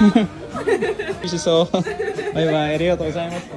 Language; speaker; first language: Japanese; non-native, learner; Filipino